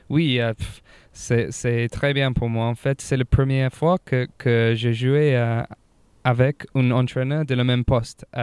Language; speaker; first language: French; non-native, fluent; English